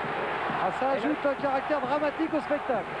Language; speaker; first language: French; native; French